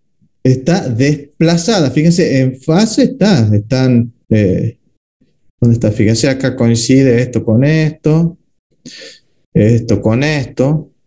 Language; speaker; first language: Spanish; native; Spanish